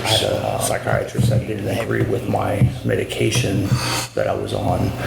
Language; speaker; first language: English; native; English